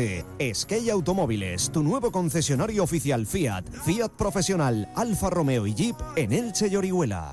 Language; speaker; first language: Spanish; native; Spanish